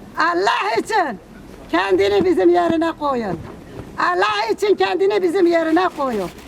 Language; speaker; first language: Turkish; non-native, local second language; Kurdish